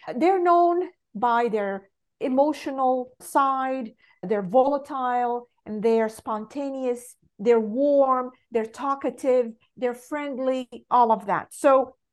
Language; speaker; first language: English; non-native, fluent; Arabic